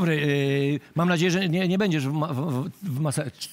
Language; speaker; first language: Polish; native; Polish